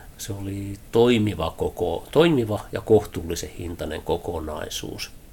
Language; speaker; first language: Finnish; early bilingual, heritage; Finnish